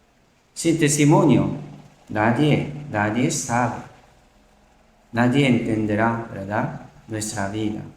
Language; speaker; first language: Spanish; non-native, learner; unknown